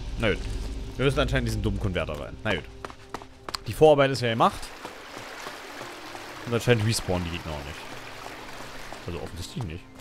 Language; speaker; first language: German; native; German